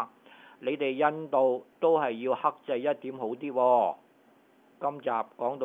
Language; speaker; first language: Chinese; non-native, local second language; Cantonese